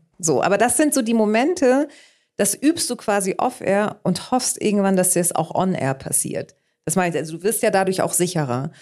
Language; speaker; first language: German; early bilingual, other home language; Greek